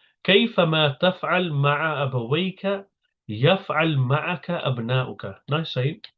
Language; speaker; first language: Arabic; non-native, fluent; English